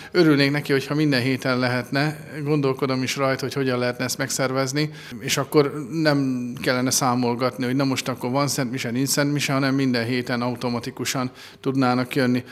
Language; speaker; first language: Hungarian; native; Hungarian